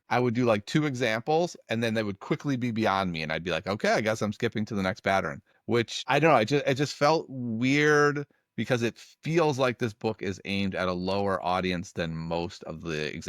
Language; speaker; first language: English; native; English